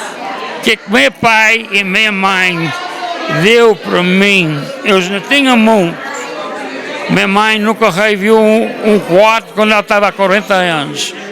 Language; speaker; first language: Portuguese; early bilingual, heritage; Portuguese